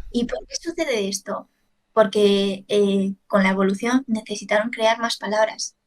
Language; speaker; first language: Spanish; early bilingual, other home language; Chinese